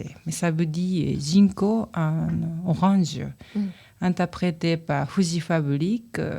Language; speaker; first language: French; non-native, learner; Japanese